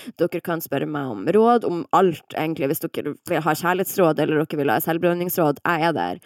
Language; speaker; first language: Norwegian; native; Norwegian